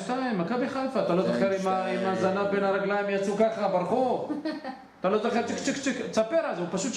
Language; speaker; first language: Hebrew; native; Hebrew